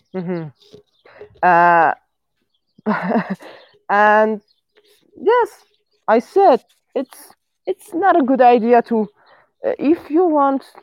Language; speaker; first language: English; non-native, learner; Persian